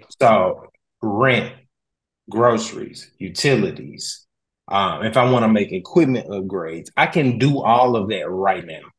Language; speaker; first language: English; native; English